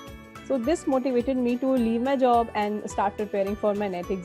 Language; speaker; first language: English; non-native, local second language; Hindi